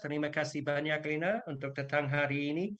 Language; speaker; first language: Indonesian; non-native, learner; English